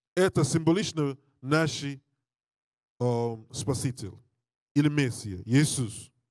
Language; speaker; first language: Russian; non-native, learner; English